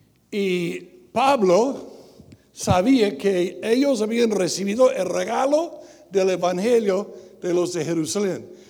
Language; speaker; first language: Spanish; non-native, fluent; English